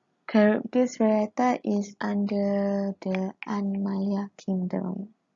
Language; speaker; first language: English; non-native, local second language; Malay